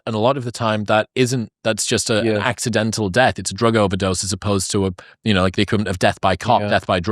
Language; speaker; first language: English; native; English